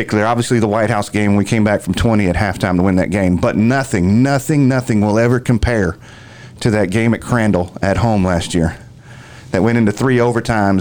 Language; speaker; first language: English; native; English